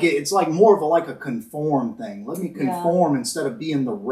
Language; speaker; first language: English; native; English